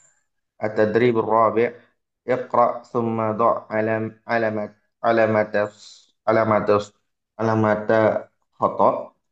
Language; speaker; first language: Arabic; non-native, learner; Indonesian